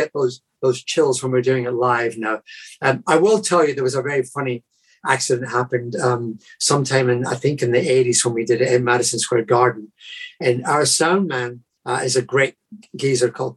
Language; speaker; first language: English; native; English